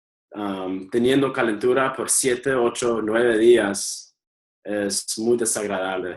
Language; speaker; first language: Spanish; early bilingual, heritage; Spanish